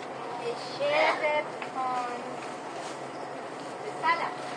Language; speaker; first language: French; non-native, learner; English